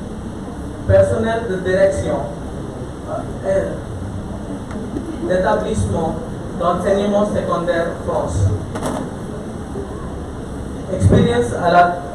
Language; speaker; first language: French; non-native, learner; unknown